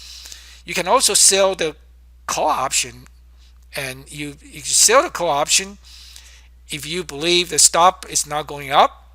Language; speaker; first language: English; non-native, fluent; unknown